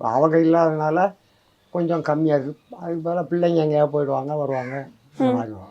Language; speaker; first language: Tamil; native; Tamil